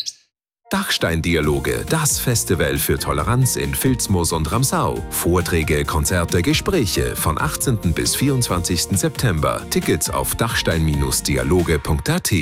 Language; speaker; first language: German; native; German